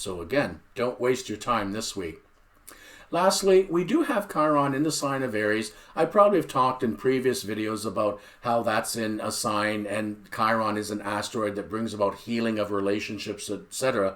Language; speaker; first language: English; native; English